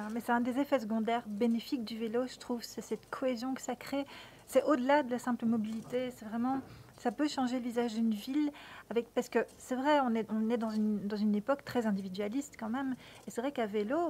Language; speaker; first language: French; native; French